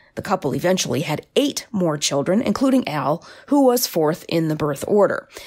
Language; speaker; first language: English; native; English